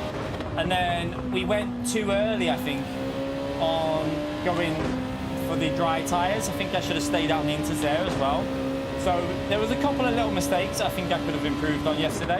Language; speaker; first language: English; native; English